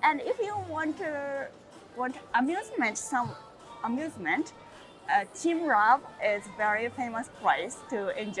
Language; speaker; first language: English; non-native, learner; Japanese